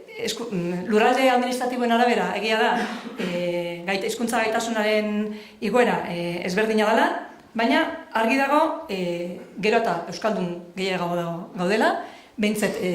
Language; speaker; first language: Basque; native; Basque